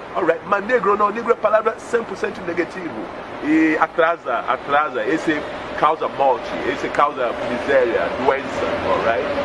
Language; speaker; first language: Portuguese; non-native, fluent; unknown